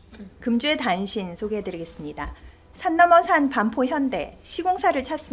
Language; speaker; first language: Korean; native; Korean